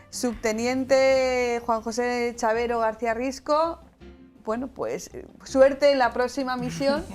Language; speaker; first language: Spanish; native; Spanish